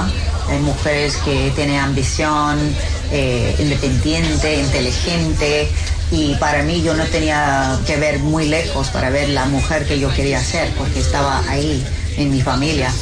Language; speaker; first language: Spanish; early bilingual, heritage; English